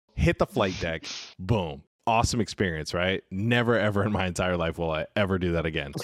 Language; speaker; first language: English; native; English